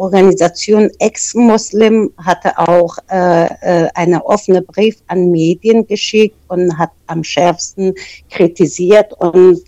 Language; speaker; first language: German; non-native, fluent; Persian